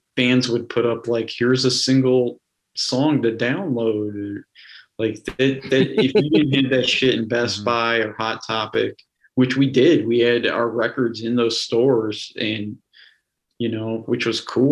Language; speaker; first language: English; native; English